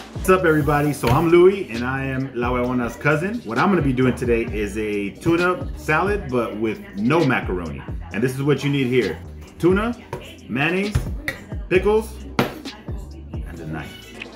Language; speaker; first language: English; early bilingual, other home language; Spanish